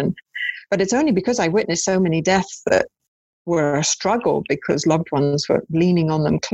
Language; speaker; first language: English; native; English